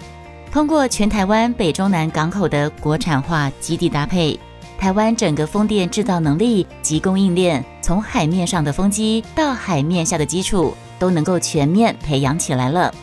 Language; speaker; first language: Chinese; native; Chinese